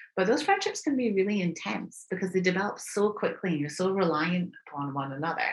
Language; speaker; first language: English; native; English